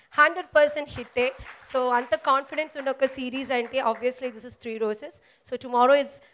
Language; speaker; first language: Telugu; non-native, learner; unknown